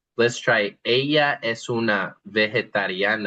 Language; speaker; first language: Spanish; non-native, fluent; English